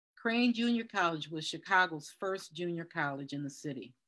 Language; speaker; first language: English; native; English